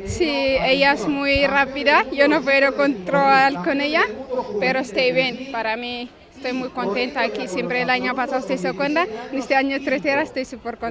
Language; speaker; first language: Spanish; non-native, learner; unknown